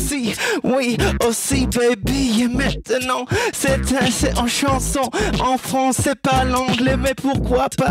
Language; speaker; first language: French; non-native, learner; English